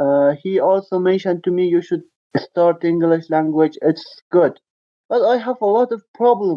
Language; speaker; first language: English; non-native, learner; Persian